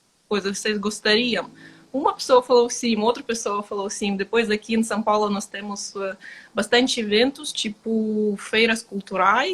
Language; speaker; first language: Portuguese; non-native, fluent; Ukrainian